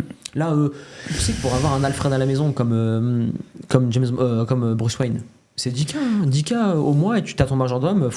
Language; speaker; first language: French; native; French